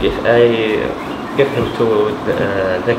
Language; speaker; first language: English; non-native, learner; Arabic